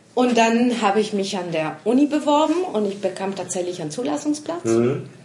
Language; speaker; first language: German; non-native, fluent; Spanish